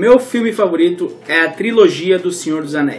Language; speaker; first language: Portuguese; native; Portuguese